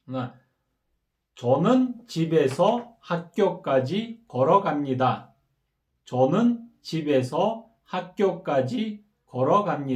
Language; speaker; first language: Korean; non-native, fluent; Kyrgyz